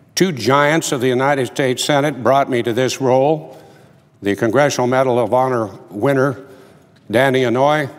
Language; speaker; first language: English; native; English